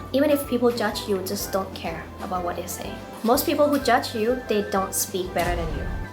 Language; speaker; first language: English; early bilingual, other home language; Thai